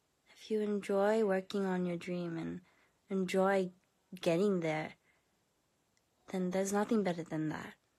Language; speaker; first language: English; early bilingual, other home language; Korean